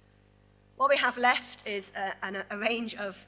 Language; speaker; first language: English; native; English